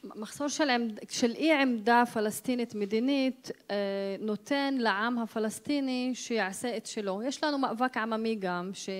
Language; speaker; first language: Hebrew; non-native, local second language; Arabic